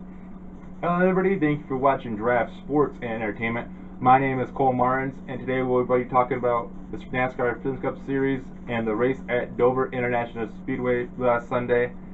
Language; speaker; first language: English; native; English